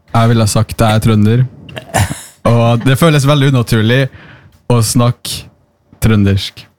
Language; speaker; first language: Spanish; non-native, fluent; Norwegian